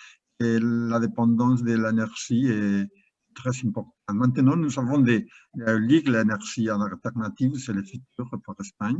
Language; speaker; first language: French; non-native, learner; Spanish